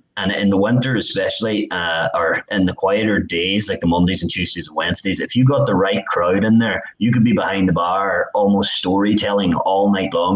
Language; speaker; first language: English; native; English